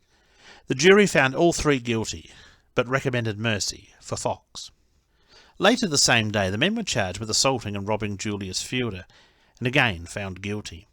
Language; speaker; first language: English; native; English